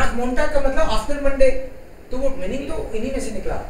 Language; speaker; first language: Hindi; non-native, local second language; Gujarati